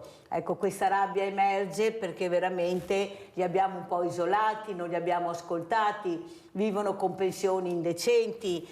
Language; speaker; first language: Italian; native; Italian